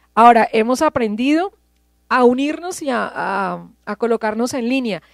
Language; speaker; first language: Spanish; native; Spanish